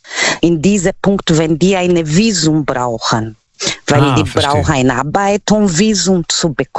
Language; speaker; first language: German; non-native, learner; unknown